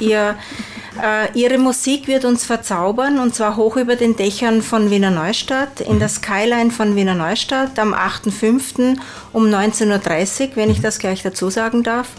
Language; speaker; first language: German; native; German